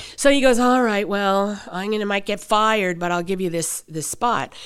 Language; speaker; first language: English; native; English